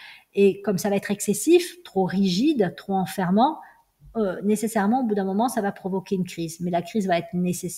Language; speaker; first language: French; native; French